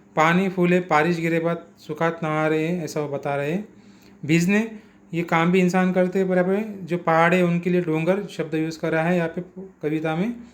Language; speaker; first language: Hindi; non-native, local second language; Marathi